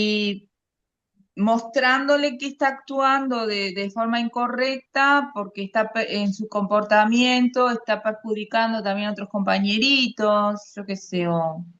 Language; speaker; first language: Spanish; native; Spanish